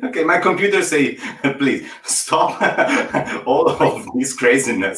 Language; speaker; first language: English; non-native, fluent; Italian